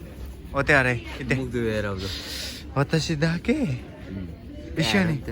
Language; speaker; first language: Japanese; non-native, learner; Nepali